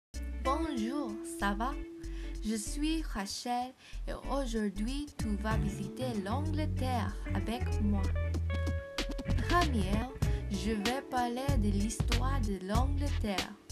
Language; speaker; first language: French; non-native, learner; English